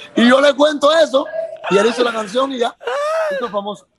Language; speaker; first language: Spanish; native; Spanish